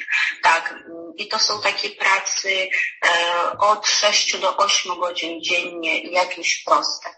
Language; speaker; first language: Polish; non-native, fluent; Ukrainian